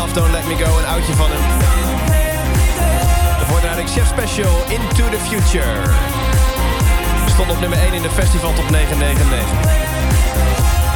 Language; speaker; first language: Dutch; native; Dutch